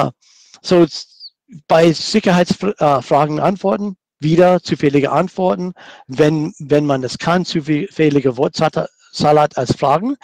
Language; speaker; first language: German; non-native, fluent; English